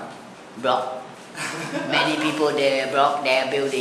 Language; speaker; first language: English; non-native, learner; Thai